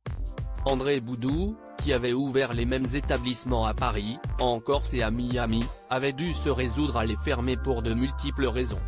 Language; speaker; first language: French; native; French